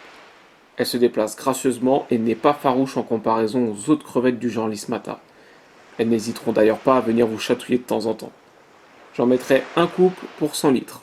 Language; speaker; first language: French; native; French